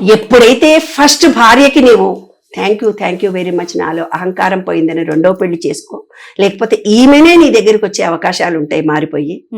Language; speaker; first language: Telugu; native; Telugu